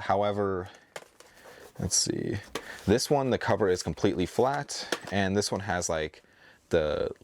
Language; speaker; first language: English; native; English